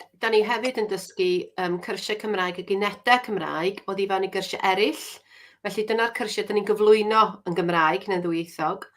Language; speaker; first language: Welsh; native; Welsh